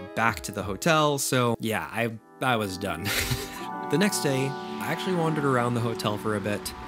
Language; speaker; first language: English; native; English